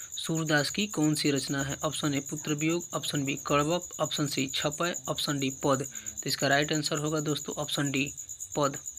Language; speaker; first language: Hindi; native; Hindi